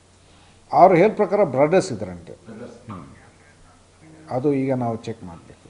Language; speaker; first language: Kannada; non-native, fluent; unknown